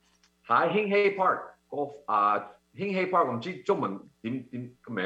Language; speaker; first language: Cantonese; early bilingual, heritage; Cantonese